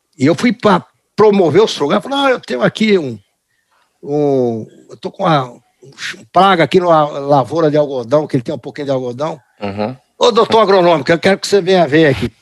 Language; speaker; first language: Portuguese; native; Portuguese